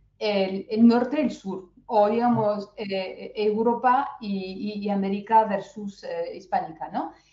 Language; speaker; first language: Spanish; non-native, fluent; French